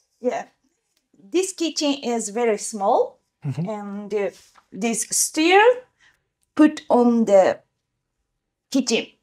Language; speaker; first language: English; non-native, learner; Japanese